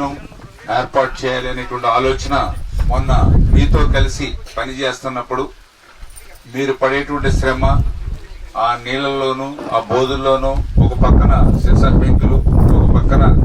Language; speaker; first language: Telugu; native; Telugu